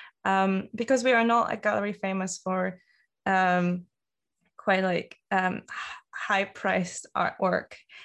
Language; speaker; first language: English; non-native, fluent; Polish